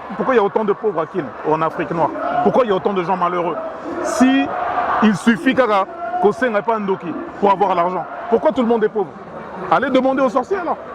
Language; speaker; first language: French; early bilingual, other home language; Lingala